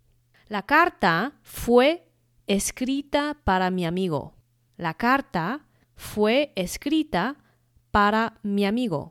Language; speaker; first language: Spanish; non-native, fluent; Chinese